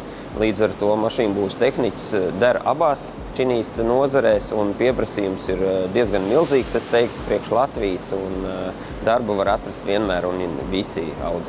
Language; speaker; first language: Latvian; native; Latvian